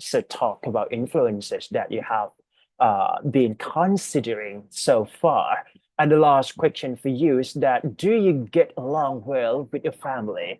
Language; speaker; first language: English; non-native, fluent; Thai